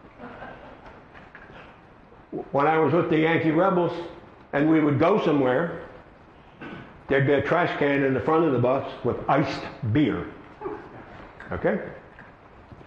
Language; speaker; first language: English; native; English